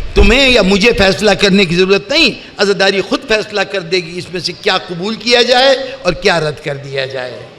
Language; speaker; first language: Urdu; native; Urdu